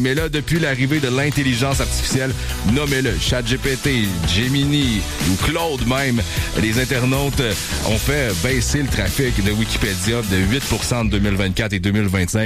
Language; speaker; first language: French; native; French